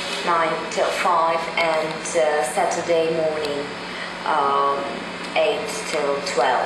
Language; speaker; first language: English; non-native, learner; Czech